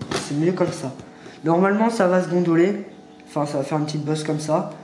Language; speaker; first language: French; native; French